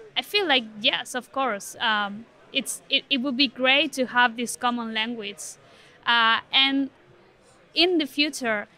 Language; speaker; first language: English; non-native, fluent; Spanish